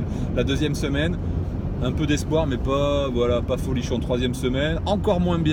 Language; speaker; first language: French; native; French